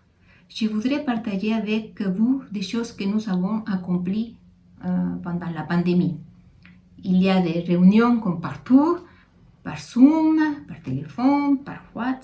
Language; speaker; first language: French; non-native, fluent; Spanish